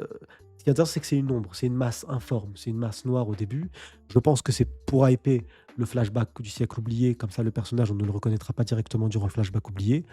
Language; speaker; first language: French; native; French